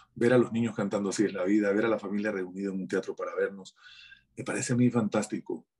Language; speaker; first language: Spanish; native; Spanish